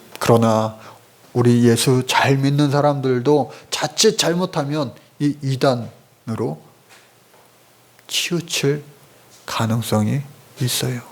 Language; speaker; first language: Korean; native; Korean